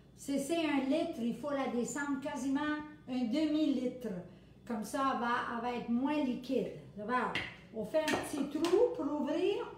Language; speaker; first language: French; native; French